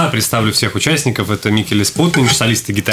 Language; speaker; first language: Russian; native; Russian